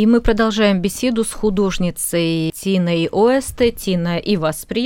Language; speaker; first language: Russian; native; Russian